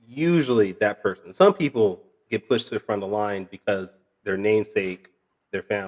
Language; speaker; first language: English; native; English